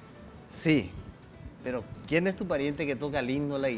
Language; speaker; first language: Spanish; native; Spanish